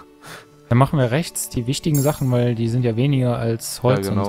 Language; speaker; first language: German; native; German